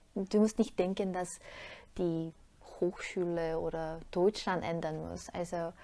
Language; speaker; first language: German; non-native, learner; Korean